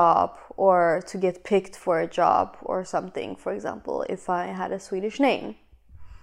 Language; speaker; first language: English; non-native, fluent; Swedish